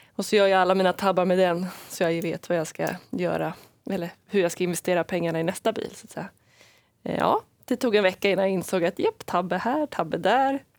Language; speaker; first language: Swedish; native; Swedish